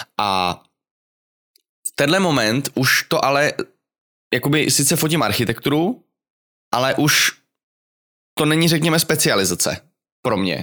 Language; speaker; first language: Czech; native; Czech